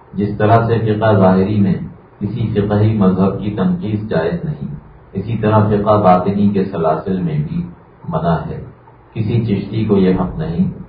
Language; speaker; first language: Urdu; native; Urdu